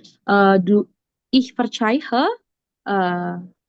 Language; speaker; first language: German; non-native, learner; Indonesian